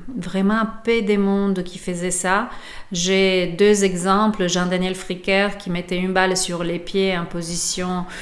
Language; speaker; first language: French; non-native, fluent; Italian